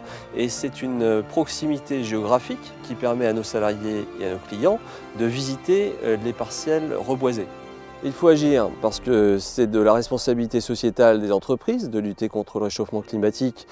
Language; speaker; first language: French; native; French